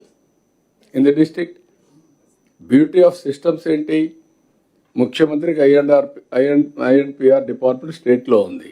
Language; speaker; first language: Telugu; native; Telugu